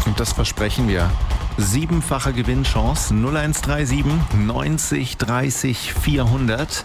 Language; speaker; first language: German; native; German